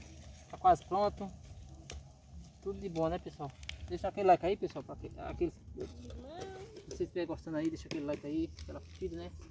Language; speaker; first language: Portuguese; native; Portuguese